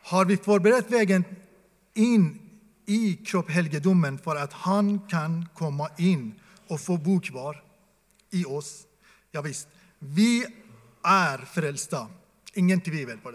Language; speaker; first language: Swedish; non-native, fluent; Persian